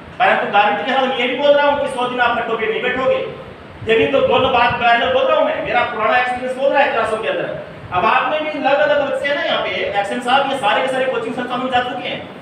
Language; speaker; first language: Hindi; native; Hindi